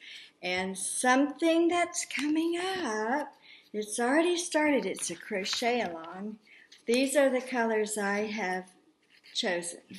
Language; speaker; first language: English; native; English